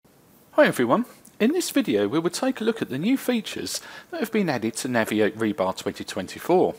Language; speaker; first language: English; native; English